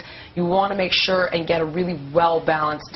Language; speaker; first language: English; native; English